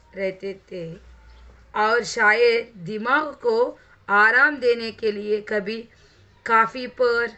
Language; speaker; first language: Hindi; non-native, local second language; Telugu